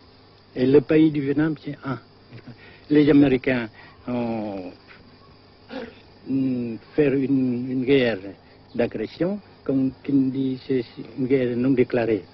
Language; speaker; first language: French; non-native, fluent; Vietnamese